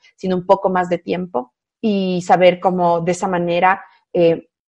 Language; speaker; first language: Spanish; native; Spanish